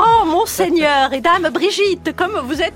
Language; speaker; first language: French; native; French